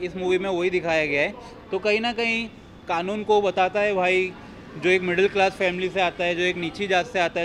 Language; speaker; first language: Hindi; native; Hindi